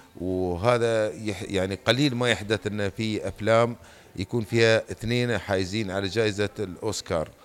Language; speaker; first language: Arabic; native; Arabic